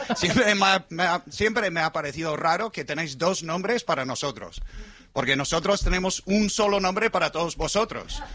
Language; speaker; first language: Spanish; non-native, fluent; English